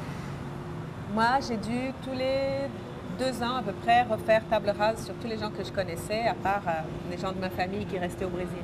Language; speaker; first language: French; non-native, fluent; Portuguese